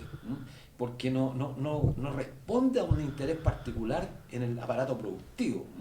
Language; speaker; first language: Spanish; native; Spanish